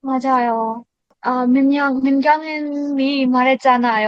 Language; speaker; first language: Korean; non-native, learner; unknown